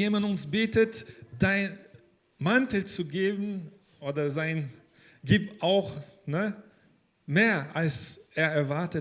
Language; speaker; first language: German; non-native, fluent; Portuguese